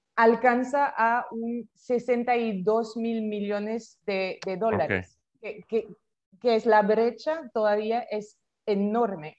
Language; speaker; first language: Spanish; non-native, fluent; French